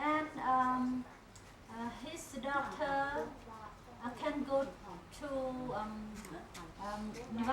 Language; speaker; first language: English; non-native, learner; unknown